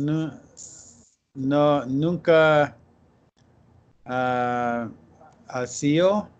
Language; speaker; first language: Spanish; non-native, learner; English